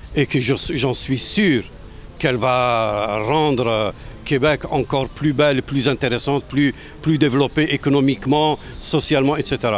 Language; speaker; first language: French; non-native, local second language; Arabic